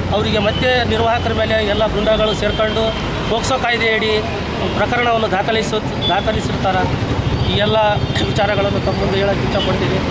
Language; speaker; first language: Kannada; native; Kannada